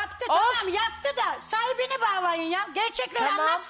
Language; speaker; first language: Turkish; native; Turkish